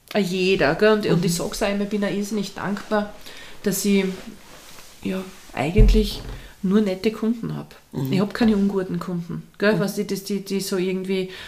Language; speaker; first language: German; native; German